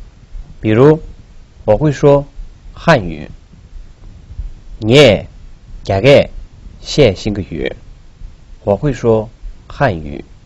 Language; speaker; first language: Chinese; non-native, local second language; Tibetan